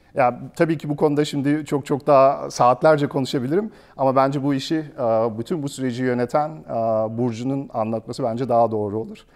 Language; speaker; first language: Turkish; early bilingual, heritage; Turkish